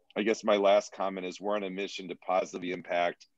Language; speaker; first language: English; native; English